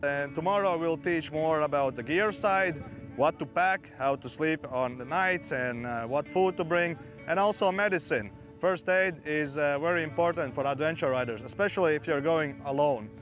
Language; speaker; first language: English; non-native, fluent; Latvian